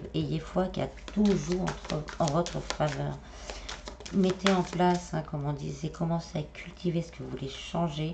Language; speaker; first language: French; native; French